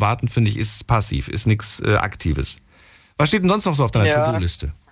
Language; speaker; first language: German; native; German